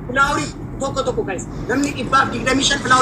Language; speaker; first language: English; non-native, learner; Oromo